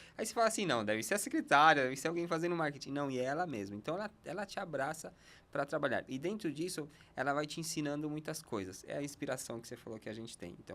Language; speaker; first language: Portuguese; non-native, fluent; Spanish